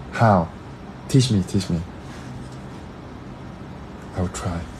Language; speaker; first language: English; non-native, learner; Thai